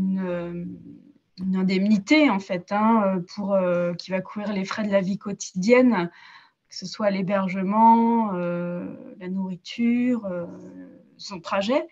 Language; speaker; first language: French; native; French